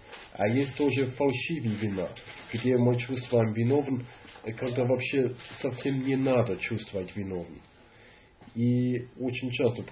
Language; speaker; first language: Russian; non-native, fluent; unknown